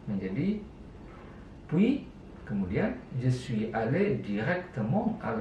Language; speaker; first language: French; non-native, fluent; Indonesian